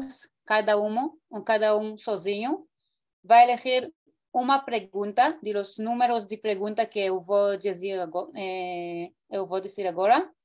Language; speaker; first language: Portuguese; non-native, learner; Spanish